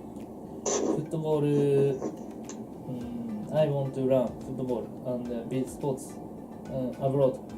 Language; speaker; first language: English; non-native, learner; Japanese